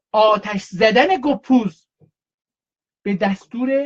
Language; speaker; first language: Persian; non-native, local second language; Azerbaijani